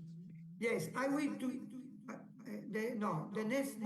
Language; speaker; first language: English; non-native, learner; Spanish